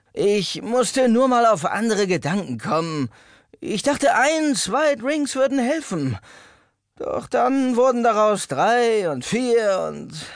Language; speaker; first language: German; native; German